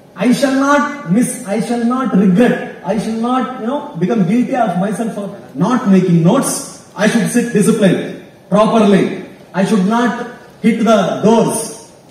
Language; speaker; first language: English; non-native, local second language; Kannada